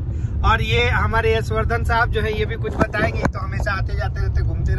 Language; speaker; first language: Hindi; native; Hindi